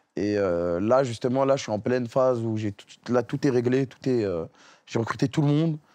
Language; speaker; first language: French; native; French